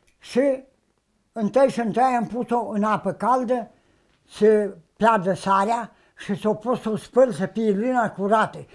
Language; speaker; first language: Romanian; native; Romanian